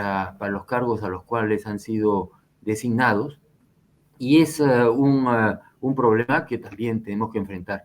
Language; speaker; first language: Spanish; native; Spanish